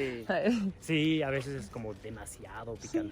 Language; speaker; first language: Spanish; non-native, fluent; English